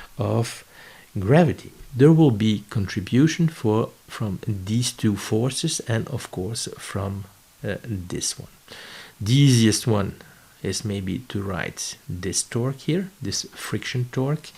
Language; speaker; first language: English; non-native, fluent; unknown